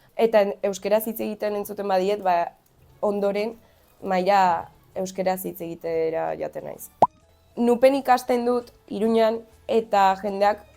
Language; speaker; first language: Basque; early bilingual, other home language; Bulgarian